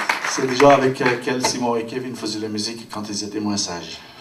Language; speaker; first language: French; non-native, fluent; English